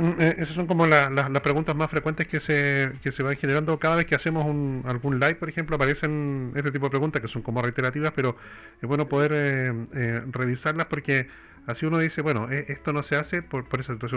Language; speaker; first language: Spanish; native; Spanish